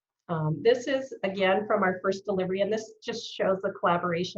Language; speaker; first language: English; native; English